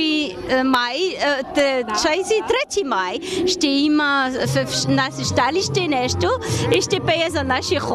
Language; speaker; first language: Bulgarian; non-native, learner; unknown